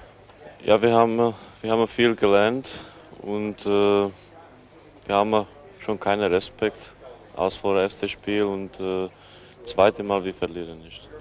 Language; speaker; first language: German; non-native, fluent; Czech